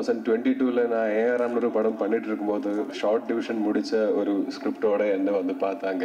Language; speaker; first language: Tamil; non-native, learner; Malayalam